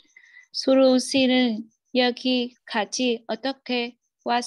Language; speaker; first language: Korean; non-native, learner; Vietnamese